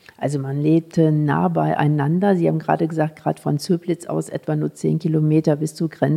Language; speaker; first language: German; native; German